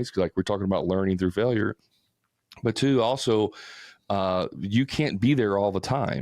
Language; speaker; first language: English; native; English